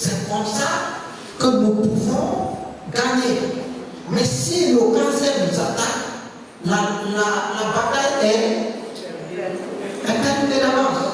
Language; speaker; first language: French; non-native, local second language; Wolof